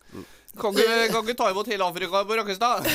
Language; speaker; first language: Norwegian; native; Norwegian